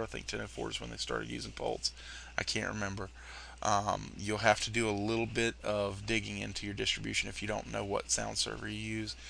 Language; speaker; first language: English; native; English